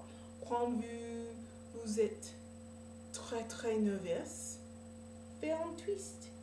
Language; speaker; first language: French; non-native, learner; English